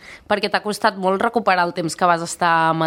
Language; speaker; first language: Catalan; native; Catalan